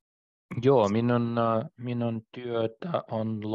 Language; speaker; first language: Finnish; non-native, learner; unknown